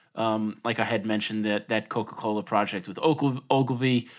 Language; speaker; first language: English; native; English